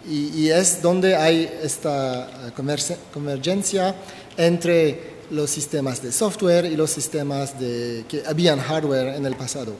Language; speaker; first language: Spanish; non-native, fluent; French